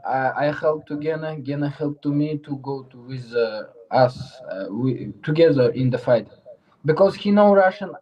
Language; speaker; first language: English; non-native, learner; Uzbek